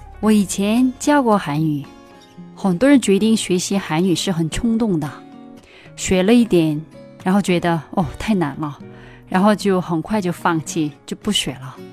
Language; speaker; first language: Chinese; non-native, fluent; Korean